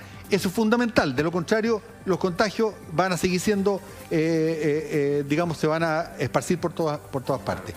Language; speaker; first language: Spanish; native; Spanish